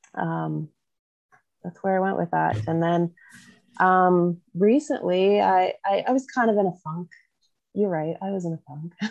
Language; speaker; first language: English; native; English